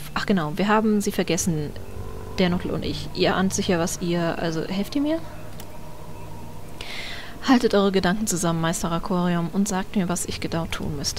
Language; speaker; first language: German; native; German